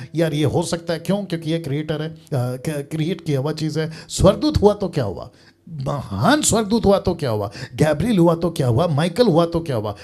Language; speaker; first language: Hindi; native; Hindi